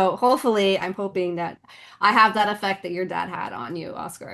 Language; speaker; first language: English; native; English